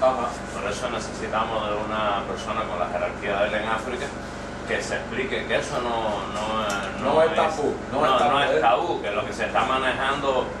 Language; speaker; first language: Spanish; native; Spanish